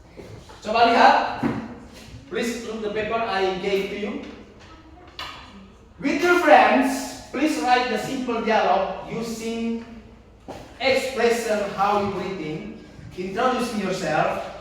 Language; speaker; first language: English; non-native, learner; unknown